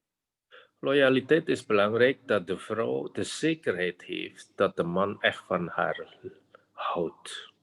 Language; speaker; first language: Dutch; non-native, fluent; Indonesian